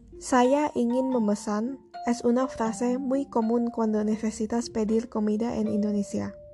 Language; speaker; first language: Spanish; non-native, learner; Indonesian